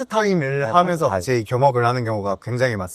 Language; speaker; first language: Korean; native; Korean